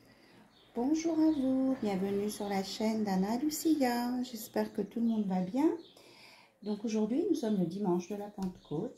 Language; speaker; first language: French; native; French